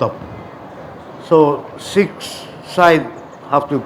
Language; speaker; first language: English; non-native, learner; Japanese